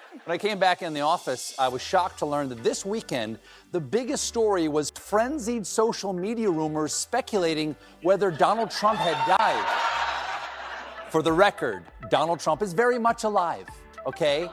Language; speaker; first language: English; native; English